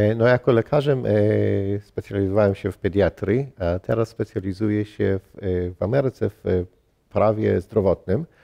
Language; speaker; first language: Polish; early bilingual, heritage; English